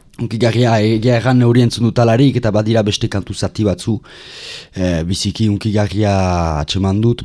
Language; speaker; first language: Basque; native; Basque